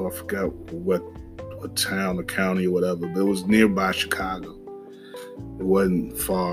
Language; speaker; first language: English; native; English